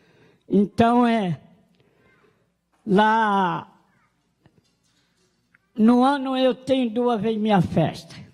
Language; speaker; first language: Portuguese; non-native, local second language; Guarani